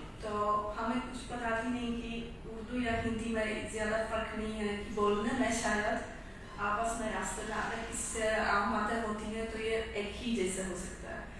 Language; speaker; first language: Urdu; non-native, fluent; Polish